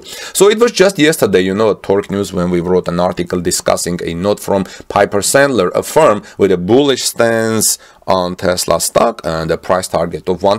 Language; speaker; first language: English; non-native, fluent; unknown